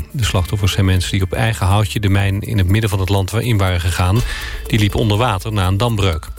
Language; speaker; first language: Dutch; native; Dutch